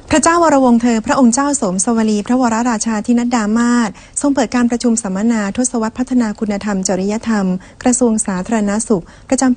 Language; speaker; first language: Thai; native; Thai